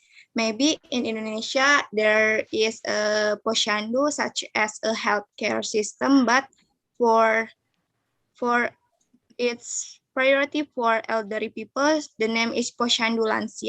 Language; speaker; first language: English; non-native, learner; Indonesian